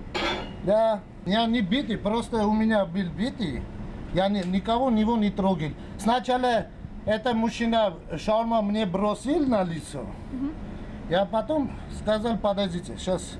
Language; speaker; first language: Russian; non-native, learner; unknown